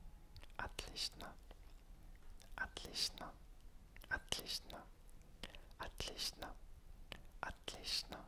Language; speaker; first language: Russian; non-native, learner; French